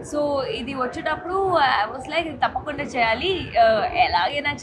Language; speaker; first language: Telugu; non-native, local second language; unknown